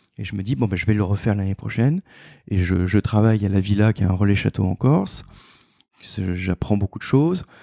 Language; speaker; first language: French; native; French